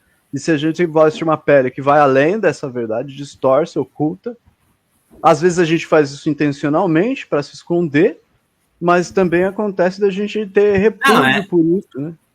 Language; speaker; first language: Portuguese; native; Portuguese